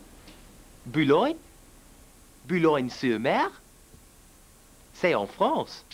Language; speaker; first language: French; non-native, fluent; English